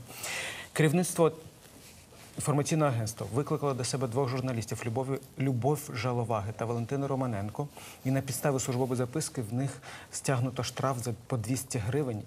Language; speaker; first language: Ukrainian; native; Ukrainian